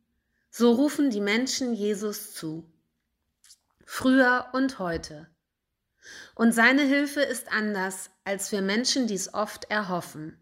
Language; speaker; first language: German; native; German